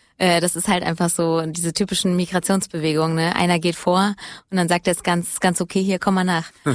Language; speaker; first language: German; early bilingual, other home language; Italian